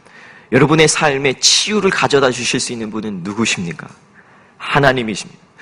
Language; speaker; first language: Korean; native; Korean